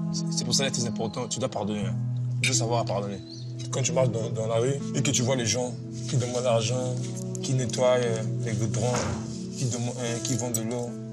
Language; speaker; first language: French; non-native, local second language; Lingala